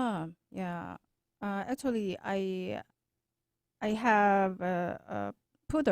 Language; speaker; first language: English; non-native, learner; Korean